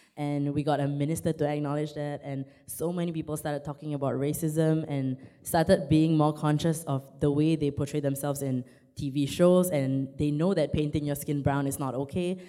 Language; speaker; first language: English; native; English